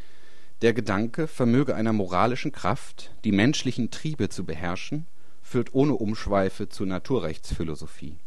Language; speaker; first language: German; native; German